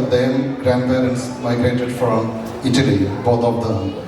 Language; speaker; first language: English; non-native, local second language; Malayalam